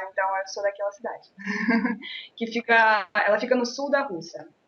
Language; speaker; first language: Portuguese; non-native, fluent; Russian